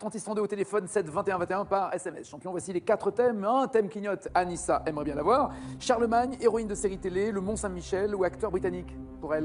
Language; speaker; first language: French; native; French